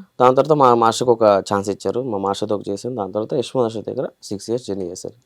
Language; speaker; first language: Telugu; native; Telugu